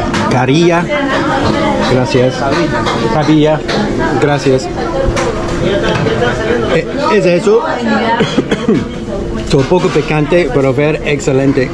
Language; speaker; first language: Spanish; non-native, learner; English